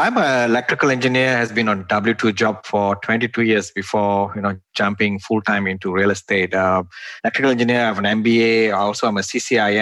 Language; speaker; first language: English; non-native, local second language; Tamil